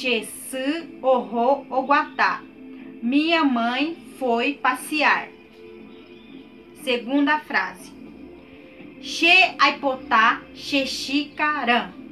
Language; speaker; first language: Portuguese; non-native, local second language; Guarani